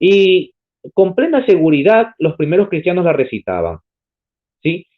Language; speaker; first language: Spanish; native; Spanish